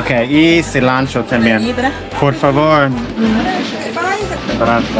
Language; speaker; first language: Spanish; non-native, learner; English